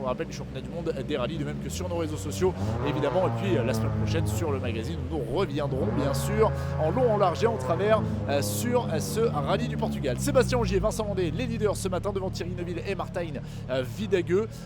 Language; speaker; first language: French; native; French